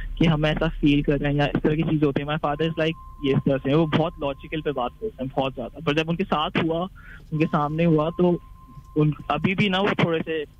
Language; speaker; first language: Urdu; native; Urdu